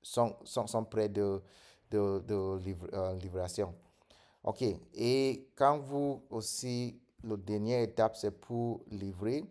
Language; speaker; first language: French; non-native, fluent; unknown